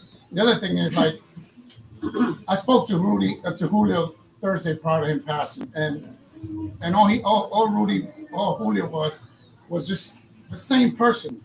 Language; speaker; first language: English; early bilingual, other home language; Spanish